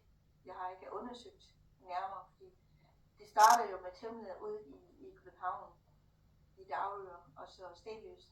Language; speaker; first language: Danish; non-native, fluent; Thai